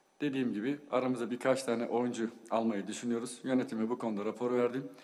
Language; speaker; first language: Turkish; native; Turkish